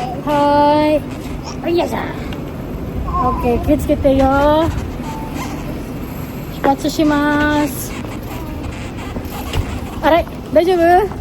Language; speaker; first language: Japanese; non-native, fluent; Filipino